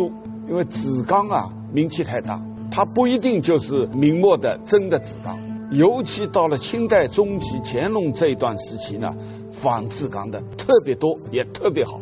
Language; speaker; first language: Chinese; native; Chinese